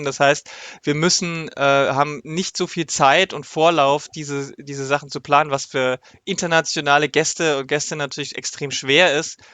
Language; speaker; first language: German; native; German